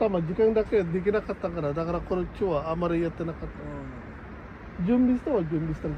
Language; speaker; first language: Japanese; non-native, learner; Filipino